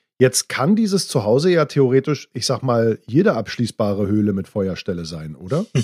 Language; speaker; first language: German; native; German